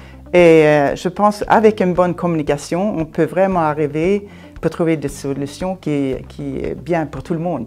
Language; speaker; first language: French; non-native, fluent; Swedish